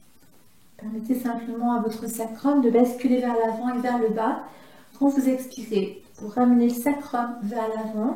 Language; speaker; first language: French; native; French